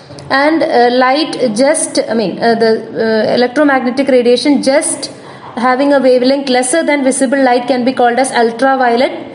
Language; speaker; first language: English; non-native, local second language; Malayalam